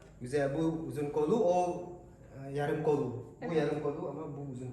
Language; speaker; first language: Turkish; non-native, learner; Indonesian